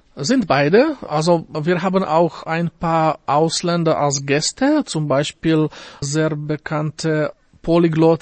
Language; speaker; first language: German; non-native, fluent; Slovak